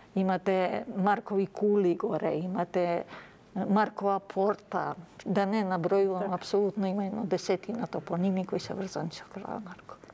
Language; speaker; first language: Macedonian; early bilingual, other home language; Serbian